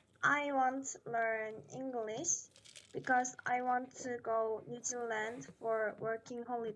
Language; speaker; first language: English; non-native, learner; Korean